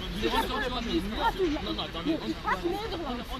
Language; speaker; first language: Dutch; non-native, learner; French